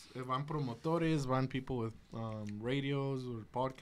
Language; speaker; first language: English; early bilingual, other home language; Spanish